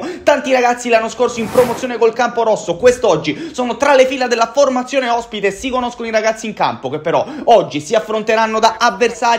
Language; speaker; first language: Italian; native; Italian